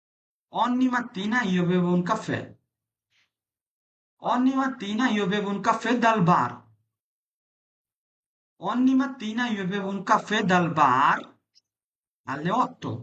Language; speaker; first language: Italian; non-native, fluent; Bangla